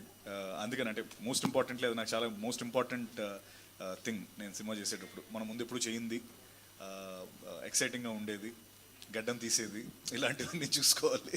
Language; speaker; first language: Telugu; native; Telugu